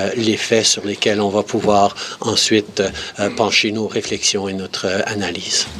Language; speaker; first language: French; native; French